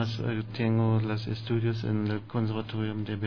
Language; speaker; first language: Spanish; non-native, learner; German